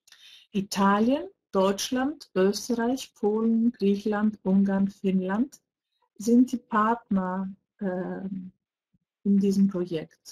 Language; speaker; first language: German; non-native, fluent; Greek